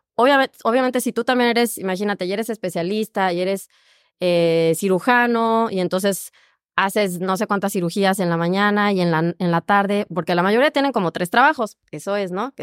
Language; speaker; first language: Spanish; native; Spanish